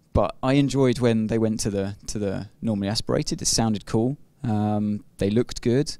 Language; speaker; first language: English; native; English